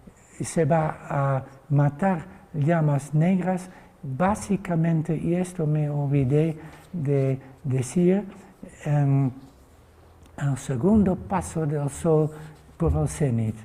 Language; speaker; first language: Spanish; non-native, fluent; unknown